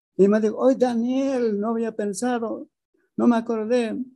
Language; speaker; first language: Spanish; early bilingual, other home language; Aymara